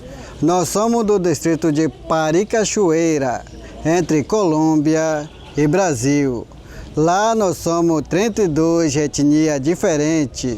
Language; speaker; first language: Portuguese; non-native, local second language; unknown